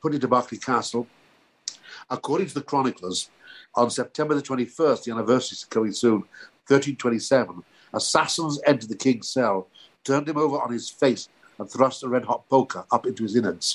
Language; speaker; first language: English; native; English